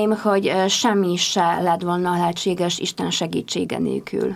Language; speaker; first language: Hungarian; non-native, fluent; Polish